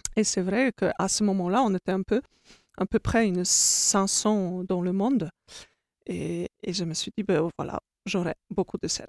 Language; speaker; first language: French; non-native, fluent; Polish